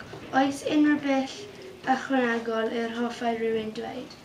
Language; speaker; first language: Welsh; non-native, local second language; English